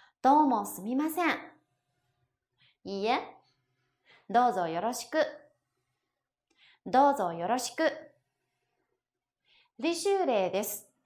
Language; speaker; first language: Japanese; non-native, fluent; Chinese